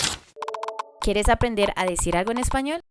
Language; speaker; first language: Spanish; native; Spanish